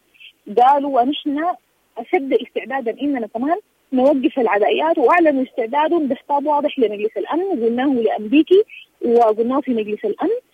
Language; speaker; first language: Arabic; native; Arabic